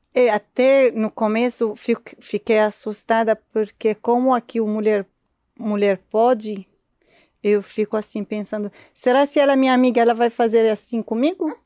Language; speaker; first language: Portuguese; non-native, learner; Arabic